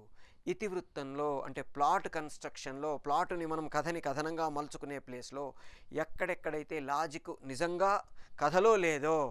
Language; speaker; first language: Telugu; native; Telugu